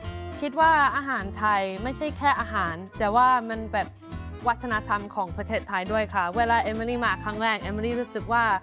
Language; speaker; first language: Thai; non-native, fluent; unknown